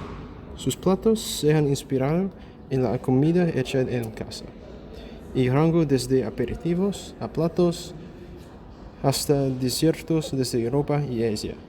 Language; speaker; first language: Spanish; non-native, learner; English